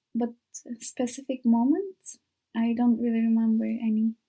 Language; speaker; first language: English; non-native, learner; Turkish